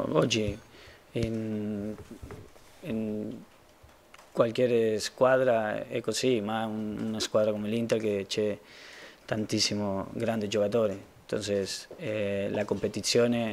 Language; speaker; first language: Italian; non-native, learner; Spanish